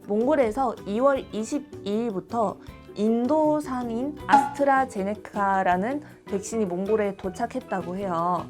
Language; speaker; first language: Korean; non-native, fluent; Mongolian